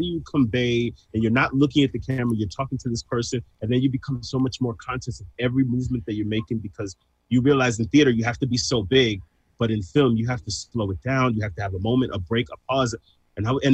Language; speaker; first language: English; early bilingual, other home language; Spanish